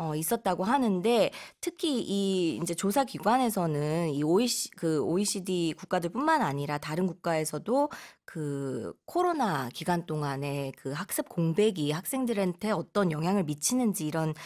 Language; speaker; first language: Korean; native; Korean